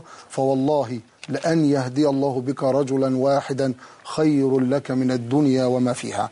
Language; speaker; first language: Arabic; native; Arabic